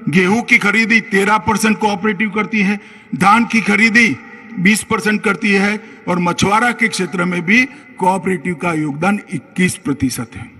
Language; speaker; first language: Hindi; non-native, local second language; Gujarati